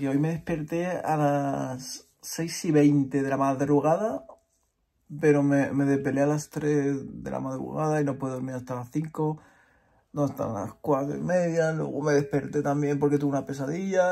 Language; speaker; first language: Spanish; native; Spanish